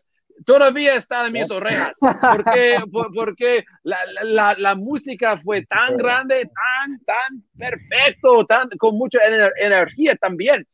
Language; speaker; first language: Spanish; non-native, learner; English